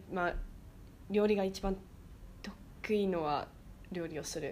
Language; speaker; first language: Japanese; non-native, learner; English